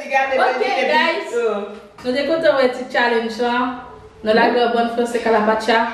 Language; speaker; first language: French; non-native, learner; Haitian Creole